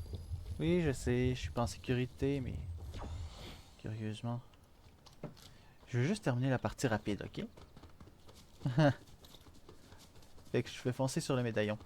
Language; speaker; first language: French; native; French